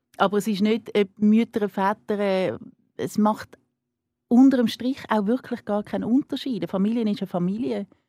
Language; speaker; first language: German; native; German